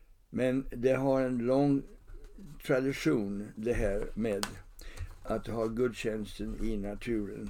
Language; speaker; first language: Swedish; non-native, fluent; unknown